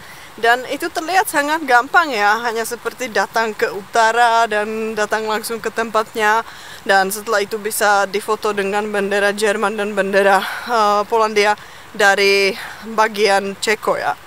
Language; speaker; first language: Indonesian; non-native, fluent; Czech